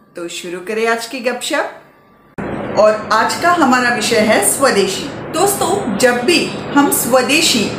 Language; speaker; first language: Hindi; non-native, local second language; Marathi